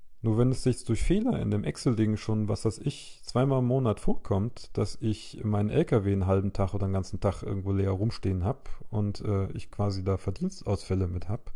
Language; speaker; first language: German; native; German